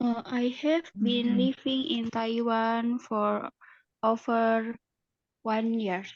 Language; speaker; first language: English; non-native, learner; Indonesian